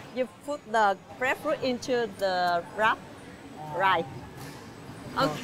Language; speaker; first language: English; non-native, learner; Vietnamese